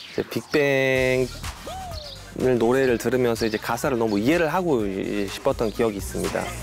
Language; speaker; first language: Korean; non-native, fluent; Uzbek